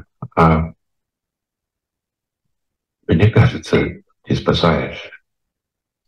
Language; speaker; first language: Russian; non-native, fluent; English